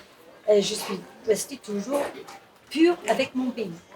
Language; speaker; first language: French; non-native, fluent; English